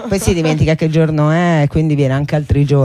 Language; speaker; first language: Italian; native; Italian